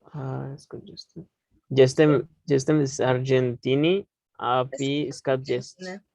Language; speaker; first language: Polish; non-native, learner; Spanish